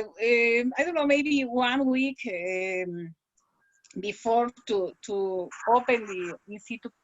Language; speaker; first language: English; non-native, learner; Spanish